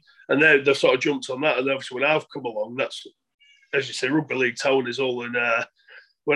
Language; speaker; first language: English; native; English